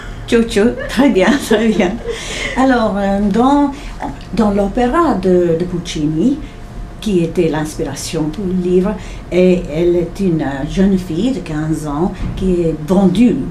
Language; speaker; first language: French; non-native, fluent; English